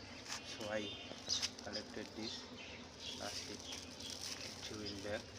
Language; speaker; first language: English; non-native, learner; Bangla